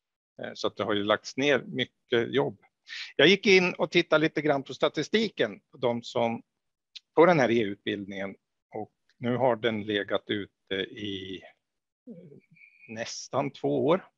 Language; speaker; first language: Swedish; native; Swedish